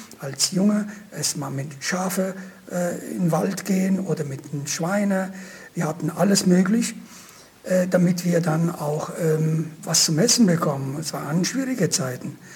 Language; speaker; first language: German; non-native, fluent; Italian